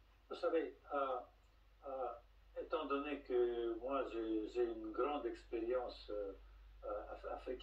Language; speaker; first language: French; non-native, fluent; Russian